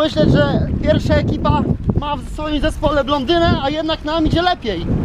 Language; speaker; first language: Polish; native; Polish